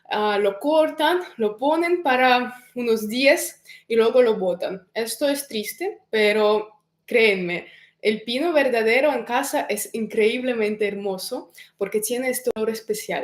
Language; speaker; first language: Spanish; non-native, fluent; Russian